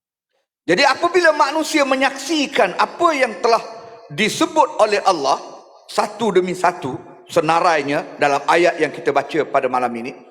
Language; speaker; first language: Malay; native; Malay